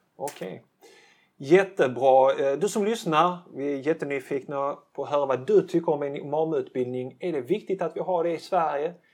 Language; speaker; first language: Swedish; early bilingual, other home language; Turkish